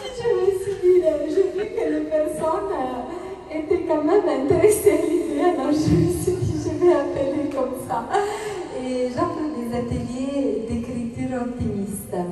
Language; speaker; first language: French; non-native, fluent; Italian